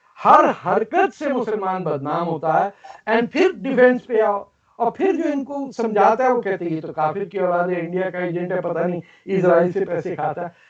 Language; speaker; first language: Urdu; native; Urdu